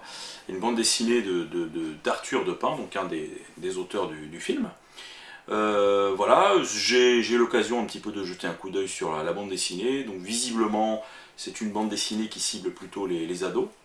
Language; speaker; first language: French; native; French